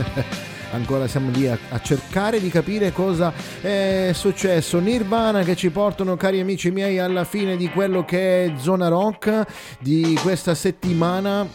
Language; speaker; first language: Italian; native; Italian